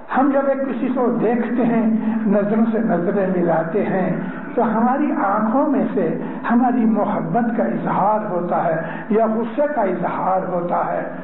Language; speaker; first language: Urdu; non-native, local second language; Punjabi